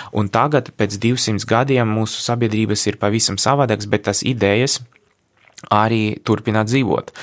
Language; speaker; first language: Latvian; non-native, local second language; Russian